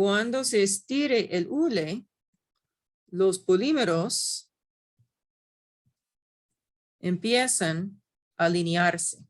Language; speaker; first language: Spanish; non-native, fluent; English